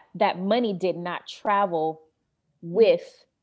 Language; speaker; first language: English; native; English